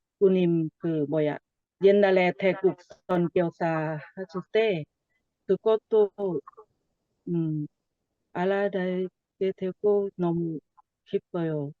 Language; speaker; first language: Korean; non-native, learner; Thai